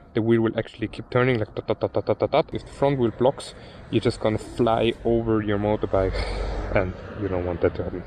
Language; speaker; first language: English; non-native, fluent; German